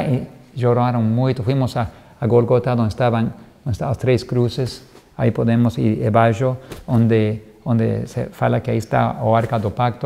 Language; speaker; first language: Portuguese; non-native, fluent; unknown